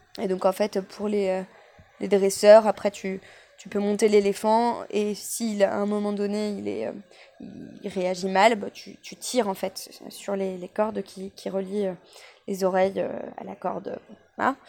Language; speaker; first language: French; native; French